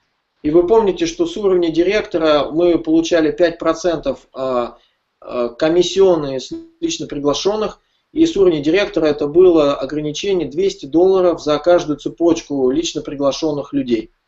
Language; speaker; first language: Russian; native; Russian